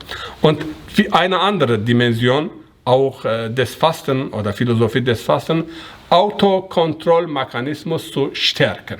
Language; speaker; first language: German; non-native, learner; Persian